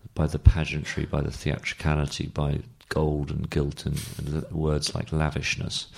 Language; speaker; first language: English; native; English